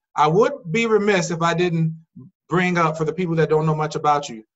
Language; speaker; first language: English; native; English